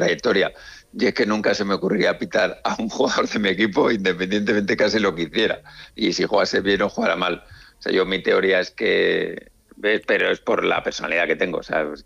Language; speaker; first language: Spanish; native; Spanish